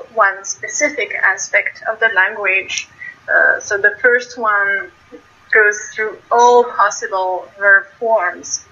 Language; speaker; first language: English; non-native, fluent; French